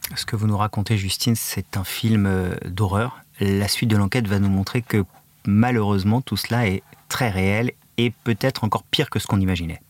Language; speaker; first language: French; native; French